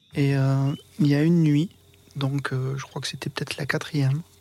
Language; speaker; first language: French; native; French